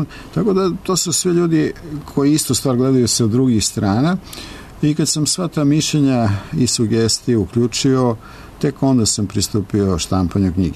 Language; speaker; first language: Serbian; native; Serbian